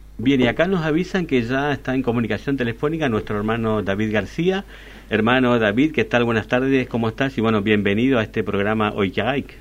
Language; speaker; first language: Spanish; native; Spanish